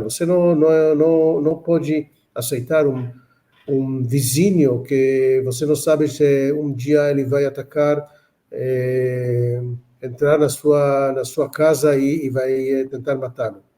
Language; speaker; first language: Portuguese; non-native, fluent; Hebrew